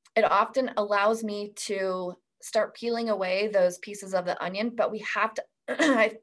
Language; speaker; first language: English; native; English